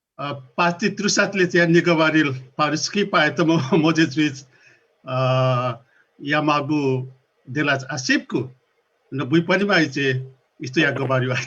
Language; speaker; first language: Russian; non-native, learner; Nepali